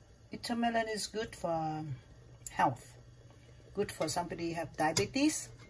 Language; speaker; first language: English; non-native, learner; Vietnamese